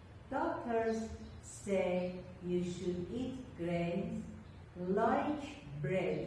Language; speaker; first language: English; non-native, fluent; Persian